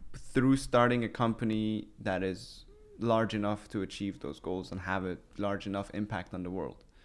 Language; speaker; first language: English; early bilingual, other home language; Persian